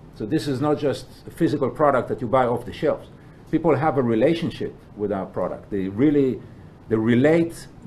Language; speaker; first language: English; non-native, fluent; Hebrew